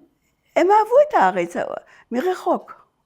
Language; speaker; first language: Hebrew; non-native, fluent; French